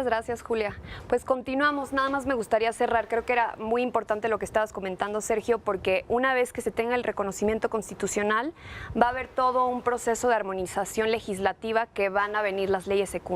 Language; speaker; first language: Spanish; native; Spanish